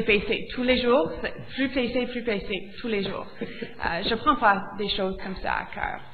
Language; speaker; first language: French; non-native, local second language; English